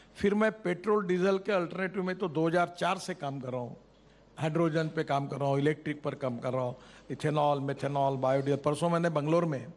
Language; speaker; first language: Hindi; non-native, local second language; Marathi